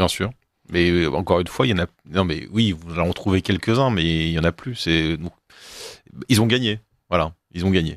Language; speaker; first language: French; native; French